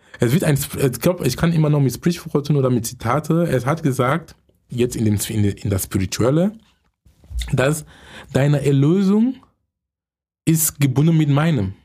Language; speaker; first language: German; non-native, fluent; English